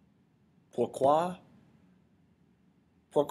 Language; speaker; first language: French; non-native, learner; English